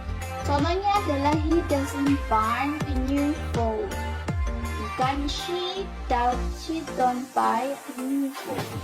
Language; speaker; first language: English; non-native, fluent; Indonesian